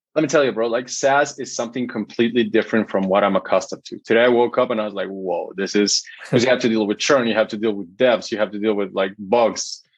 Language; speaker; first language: English; non-native, fluent; Spanish